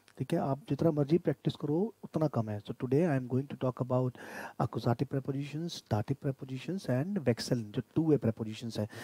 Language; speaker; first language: Hindi; native; Hindi